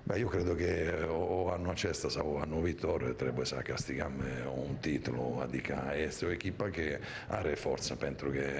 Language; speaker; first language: Romanian; non-native, fluent; Italian